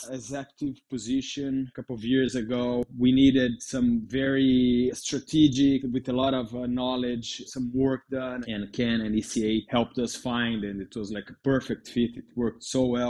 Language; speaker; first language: English; non-native, fluent; Portuguese